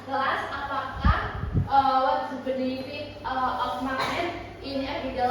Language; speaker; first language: English; non-native, learner; Indonesian